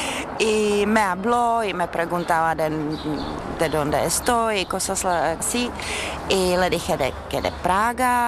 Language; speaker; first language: Spanish; non-native, fluent; Czech